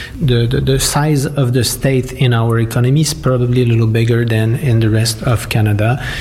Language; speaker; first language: English; non-native, fluent; French